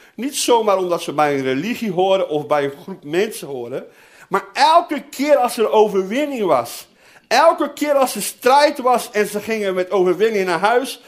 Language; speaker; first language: Dutch; non-native, fluent; Portuguese